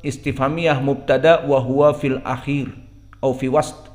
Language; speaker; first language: Arabic; non-native, fluent; Indonesian